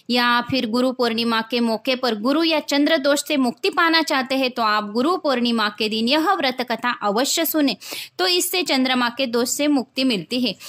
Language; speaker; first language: Hindi; non-native, local second language; Marathi